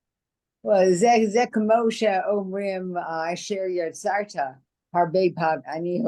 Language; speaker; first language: Hebrew; non-native, learner; English